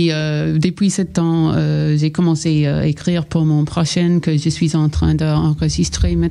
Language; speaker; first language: French; non-native, local second language; English